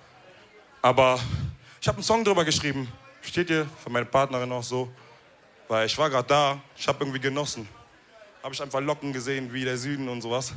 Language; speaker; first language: German; early bilingual, other home language; Wolof